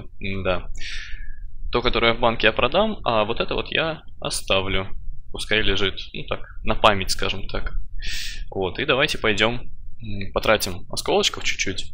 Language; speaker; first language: Russian; native; Russian